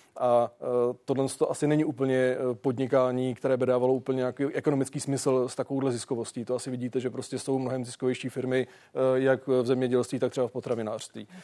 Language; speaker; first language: Czech; native; Czech